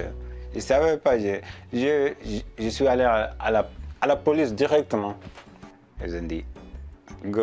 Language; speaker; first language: French; non-native, learner; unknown